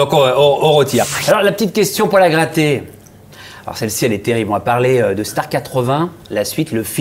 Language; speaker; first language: French; native; French